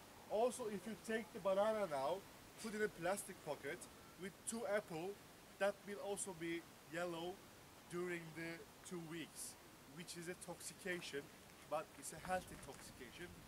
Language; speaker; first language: English; non-native, fluent; Turkish